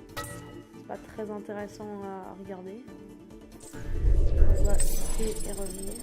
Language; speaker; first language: French; native; French